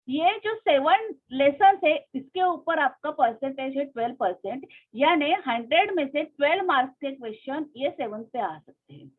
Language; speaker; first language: Hindi; non-native, local second language; Marathi